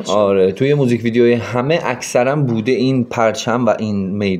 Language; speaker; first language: Persian; native; Persian